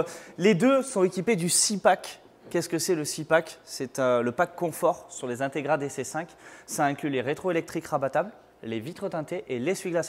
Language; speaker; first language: French; native; French